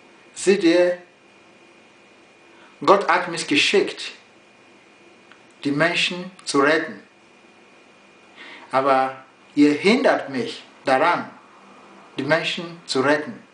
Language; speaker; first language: German; non-native, fluent; Yoruba